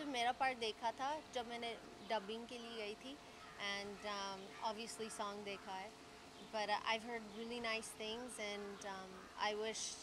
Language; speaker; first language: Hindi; early bilingual, heritage; English